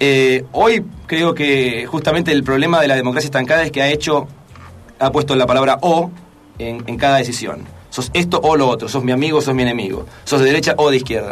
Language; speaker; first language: Spanish; native; Spanish